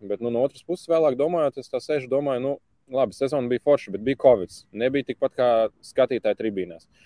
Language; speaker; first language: Latvian; native; Latvian